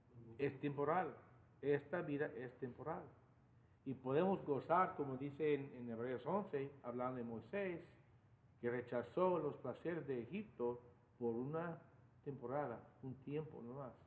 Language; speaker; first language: Spanish; non-native, fluent; English